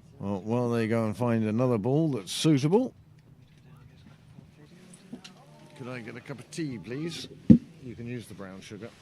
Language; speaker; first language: English; native; English